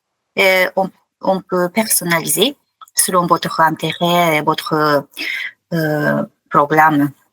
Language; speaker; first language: French; non-native, fluent; Japanese